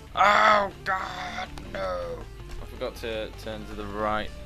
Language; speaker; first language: English; native; English